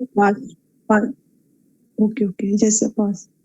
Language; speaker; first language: English; non-native, learner; Hindi